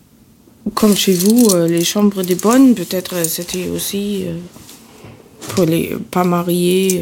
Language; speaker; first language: French; non-native, fluent; German